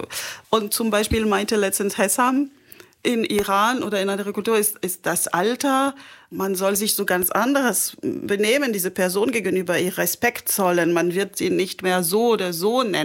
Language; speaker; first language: German; non-native, fluent; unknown